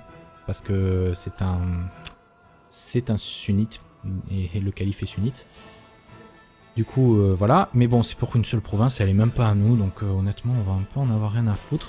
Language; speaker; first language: French; native; French